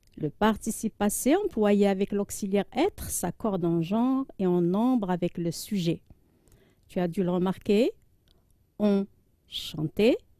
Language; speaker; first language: French; non-native, local second language; Arabic